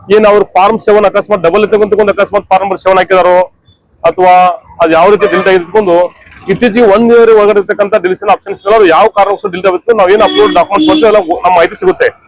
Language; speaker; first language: Kannada; native; Kannada